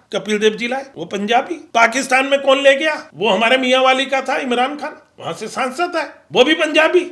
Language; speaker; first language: Hindi; non-native, local second language; Punjabi